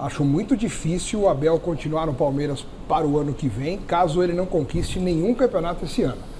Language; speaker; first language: Portuguese; native; Portuguese